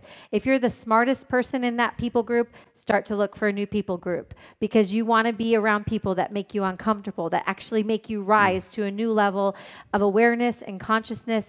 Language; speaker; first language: English; native; English